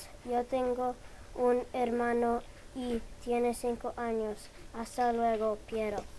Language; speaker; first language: Spanish; non-native, learner; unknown